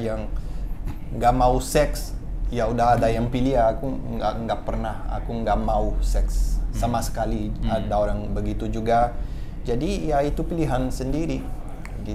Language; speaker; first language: Indonesian; non-native, fluent; Portuguese